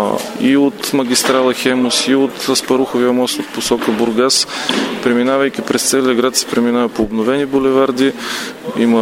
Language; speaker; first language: Bulgarian; native; Bulgarian